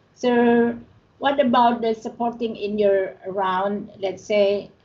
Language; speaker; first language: English; non-native, learner; Indonesian